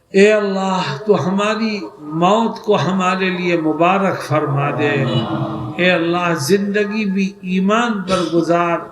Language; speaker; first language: Urdu; native; Urdu